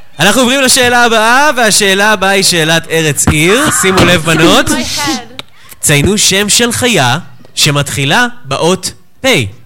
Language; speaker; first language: Hebrew; native; Hebrew